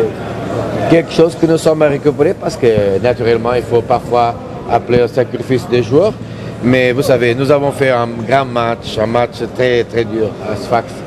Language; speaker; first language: French; non-native, learner; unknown